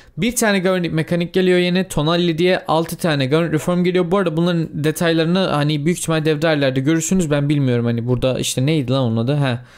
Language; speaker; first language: Turkish; native; Turkish